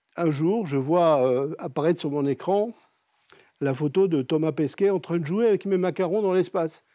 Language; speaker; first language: French; native; French